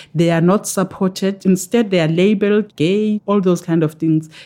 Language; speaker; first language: English; non-native, local second language; Zulu